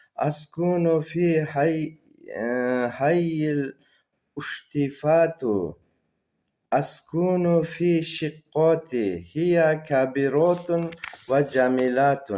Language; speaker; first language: Arabic; non-native, learner; Uzbek